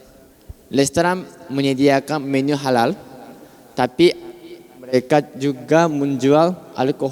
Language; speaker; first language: Indonesian; non-native, fluent; Japanese